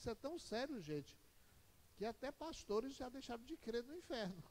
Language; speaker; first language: Portuguese; native; Portuguese